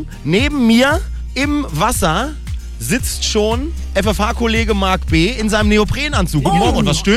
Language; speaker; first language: German; native; German